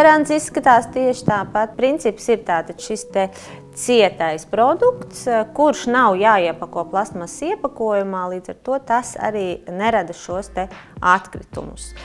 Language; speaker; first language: Latvian; native; Latvian